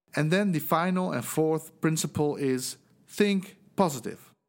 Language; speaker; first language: English; non-native, fluent; Dutch